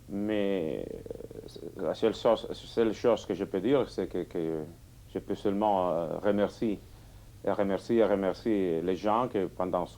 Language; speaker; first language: French; non-native, fluent; Catalan